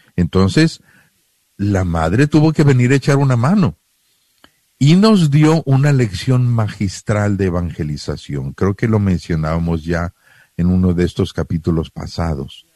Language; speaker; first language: Spanish; native; Spanish